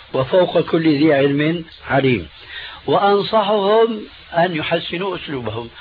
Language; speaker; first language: Arabic; early bilingual, other home language; Albanian